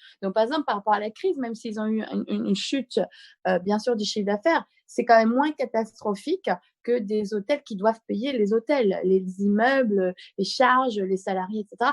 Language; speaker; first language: French; native; French